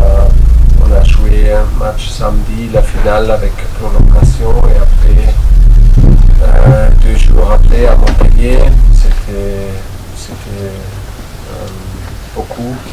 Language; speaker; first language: French; non-native, learner; German